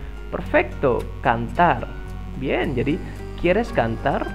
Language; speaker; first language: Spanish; non-native, fluent; Indonesian